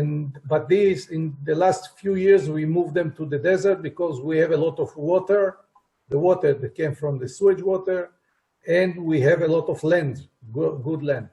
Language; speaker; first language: English; non-native, fluent; Hebrew